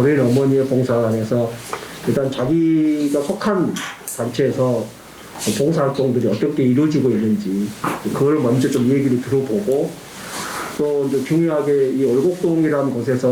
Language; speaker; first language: Korean; native; Korean